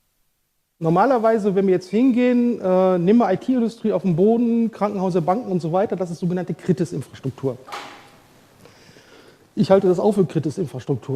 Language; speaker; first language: German; native; German